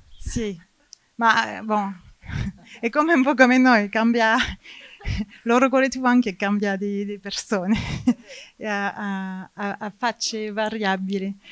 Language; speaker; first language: Italian; non-native, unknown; French